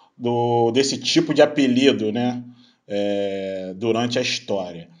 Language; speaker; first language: Portuguese; native; Portuguese